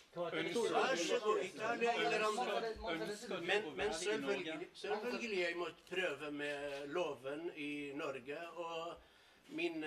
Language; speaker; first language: Norwegian; non-native, learner; Kurdish